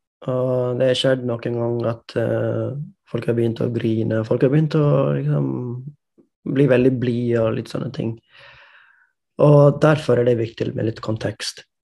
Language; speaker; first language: Norwegian; non-native, fluent; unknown